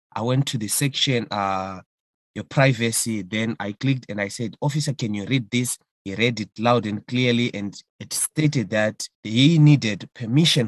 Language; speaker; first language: English; non-native, local second language; Shona